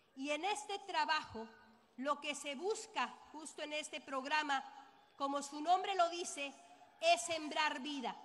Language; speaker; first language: Spanish; native; Spanish